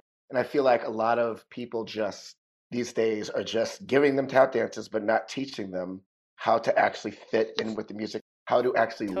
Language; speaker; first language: English; native; English